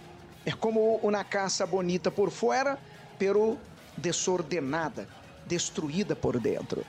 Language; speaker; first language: Portuguese; non-native, learner; Spanish